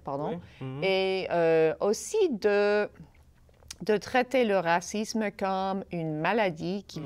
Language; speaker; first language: French; non-native, fluent; English